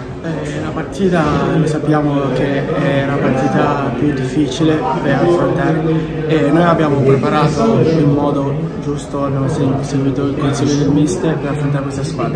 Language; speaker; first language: Italian; non-native, fluent; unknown